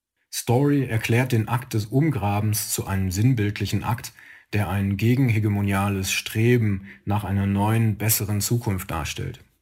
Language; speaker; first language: German; native; German